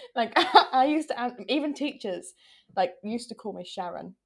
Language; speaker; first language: English; native; English